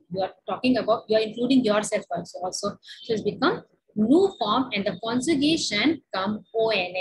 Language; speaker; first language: English; non-native, local second language; Hindi